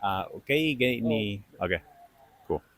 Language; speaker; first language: Chinese; non-native, learner; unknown